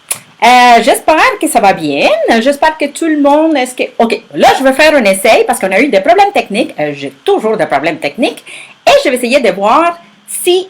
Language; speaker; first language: French; native; French